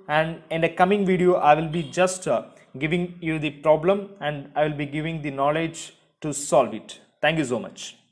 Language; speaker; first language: English; non-native, local second language; Tamil